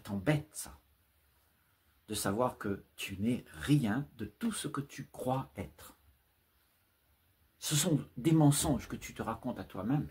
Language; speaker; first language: French; native; French